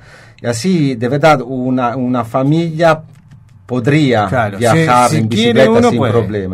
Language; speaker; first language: Spanish; non-native, fluent; Italian